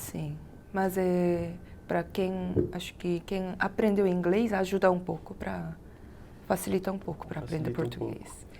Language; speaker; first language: Portuguese; non-native, fluent; Korean